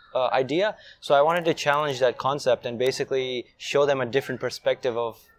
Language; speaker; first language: English; non-native, fluent; Urdu